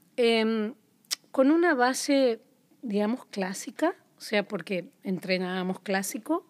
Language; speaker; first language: Spanish; native; Spanish